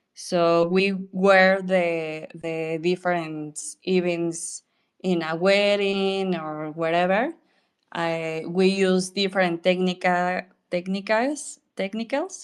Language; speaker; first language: English; non-native, learner; Spanish